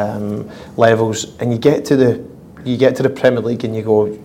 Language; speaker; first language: English; native; English